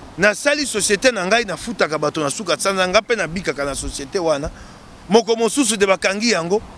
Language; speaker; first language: Lingala; non-native, local second language; Luba-Lulua